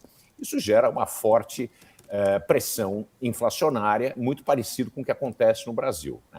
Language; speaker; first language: Portuguese; native; Portuguese